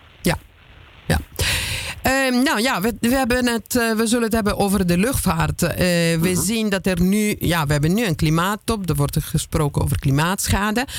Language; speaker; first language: Dutch; non-native, fluent; Italian